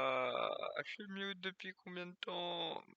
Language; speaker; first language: French; native; French